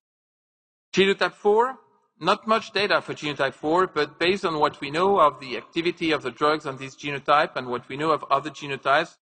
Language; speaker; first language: English; non-native, fluent; French